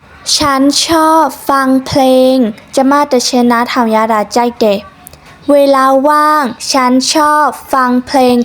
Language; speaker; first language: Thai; non-native, fluent; Burmese